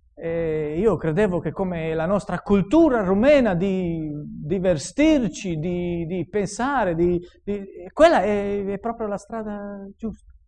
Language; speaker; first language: Italian; non-native, fluent; Romanian